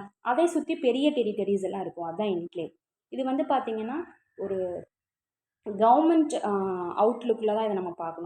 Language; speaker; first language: Tamil; native; Tamil